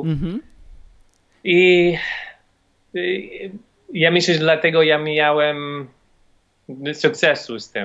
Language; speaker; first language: Polish; non-native, learner; English